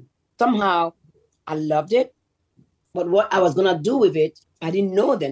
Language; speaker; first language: English; non-native, fluent; Yoruba